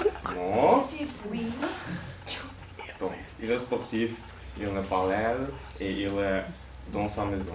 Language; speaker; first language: French; non-native, learner; Dutch